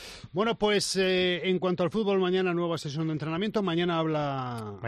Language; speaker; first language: Spanish; native; Spanish